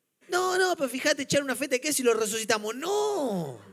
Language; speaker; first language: Spanish; native; Spanish